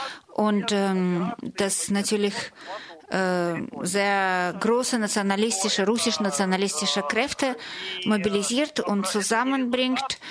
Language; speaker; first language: German; non-native, fluent; Russian